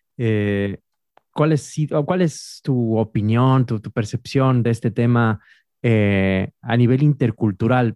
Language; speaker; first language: Spanish; native; Spanish